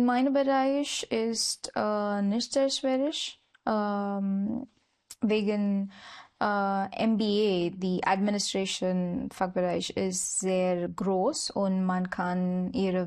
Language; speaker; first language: German; non-native, learner; Marathi